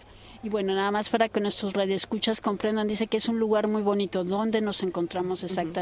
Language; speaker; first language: Spanish; native; Spanish